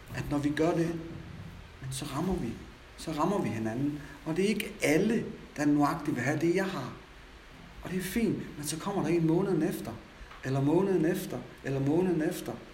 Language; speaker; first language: Danish; native; Danish